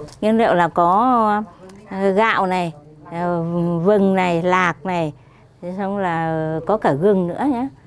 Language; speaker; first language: Vietnamese; non-native, local second language; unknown